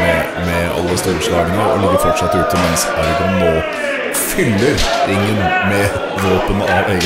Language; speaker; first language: Norwegian; native; Norwegian